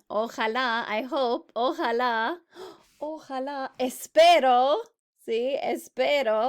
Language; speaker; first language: Spanish; non-native, fluent; English